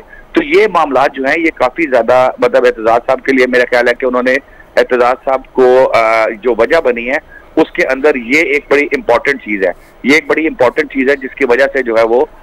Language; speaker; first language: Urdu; non-native, local second language; Punjabi